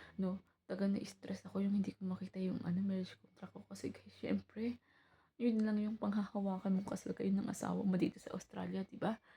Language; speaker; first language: Filipino; native; Filipino